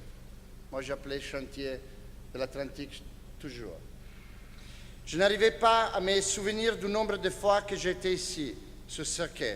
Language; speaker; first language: French; non-native, fluent; Italian